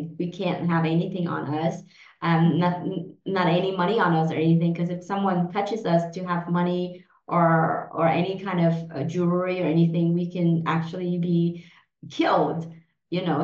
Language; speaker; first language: English; early bilingual, other home language; Vietnamese